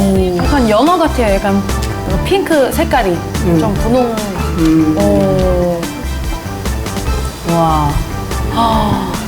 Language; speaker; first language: Korean; non-native, fluent; English